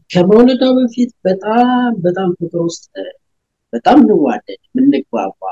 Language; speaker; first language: Amharic; native; Amharic